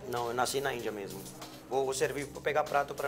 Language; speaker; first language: Portuguese; non-native, fluent; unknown